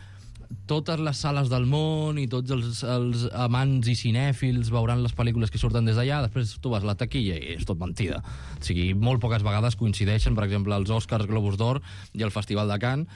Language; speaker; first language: Catalan; native; Catalan